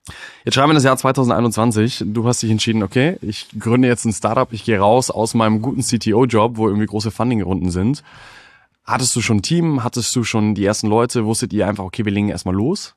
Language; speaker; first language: German; native; German